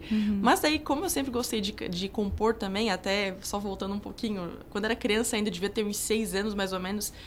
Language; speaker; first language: Portuguese; native; Portuguese